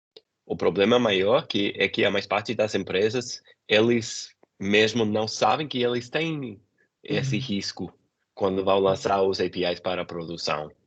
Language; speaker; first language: Portuguese; non-native, fluent; English